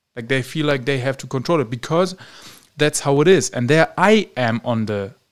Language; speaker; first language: English; non-native, fluent; German